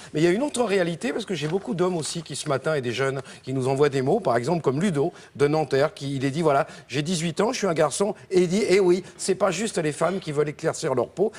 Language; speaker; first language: French; native; French